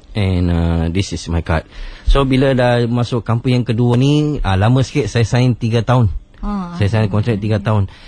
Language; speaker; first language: Malay; non-native, local second language; Chinese